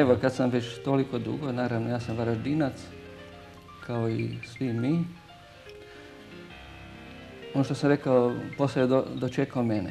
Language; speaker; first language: Croatian; native; Croatian